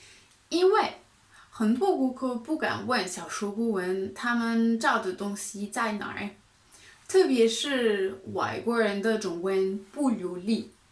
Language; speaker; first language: Chinese; non-native, fluent; French